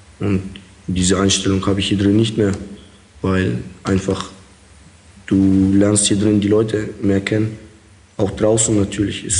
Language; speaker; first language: German; early bilingual, other home language; Russian